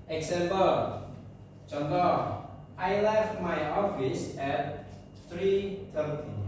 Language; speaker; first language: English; non-native, learner; Indonesian